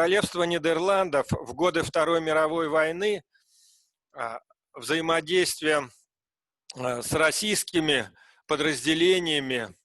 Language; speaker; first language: Russian; native; Russian